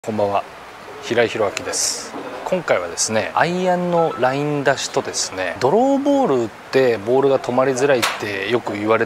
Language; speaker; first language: Japanese; native; Japanese